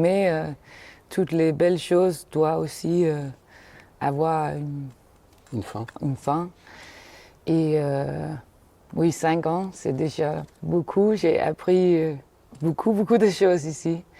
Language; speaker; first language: French; non-native, fluent; German